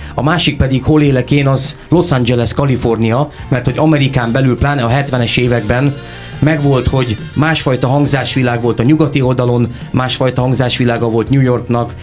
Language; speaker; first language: Hungarian; native; Hungarian